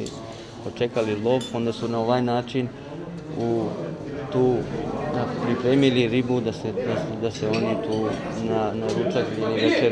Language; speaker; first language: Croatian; non-native, local second language; Albanian